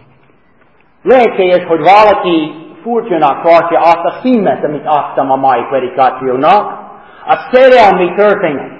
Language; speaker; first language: Hungarian; non-native, fluent; English